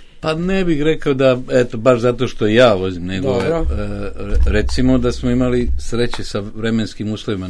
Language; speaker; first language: Serbian; native; Serbian